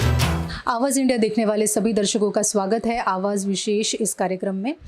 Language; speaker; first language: Hindi; native; Hindi